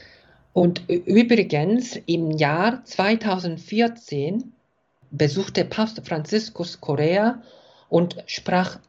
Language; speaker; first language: German; non-native, fluent; Korean